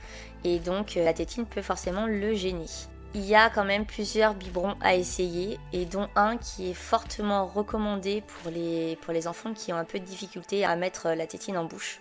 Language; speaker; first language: French; native; French